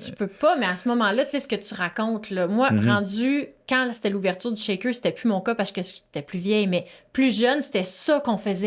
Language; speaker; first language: French; native; French